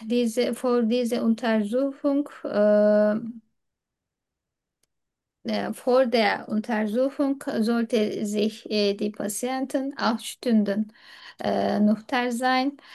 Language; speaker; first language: German; non-native, learner; Turkish